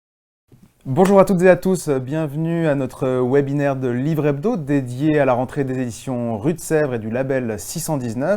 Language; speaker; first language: French; native; French